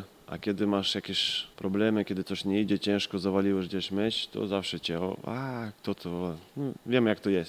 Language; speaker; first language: Polish; non-native, fluent; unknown